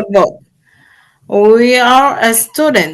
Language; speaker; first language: English; non-native, learner; Haitian Creole